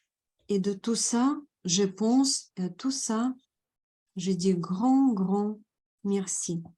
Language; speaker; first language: French; non-native, fluent; Russian